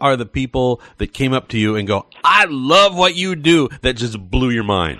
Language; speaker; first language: English; native; English